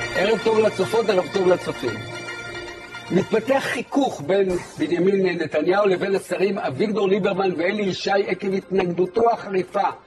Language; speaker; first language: Hebrew; native; Hebrew